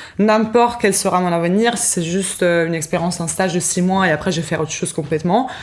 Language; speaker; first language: French; non-native, fluent; Italian